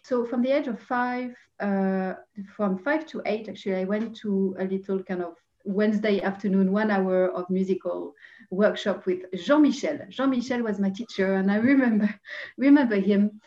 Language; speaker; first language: English; non-native, fluent; French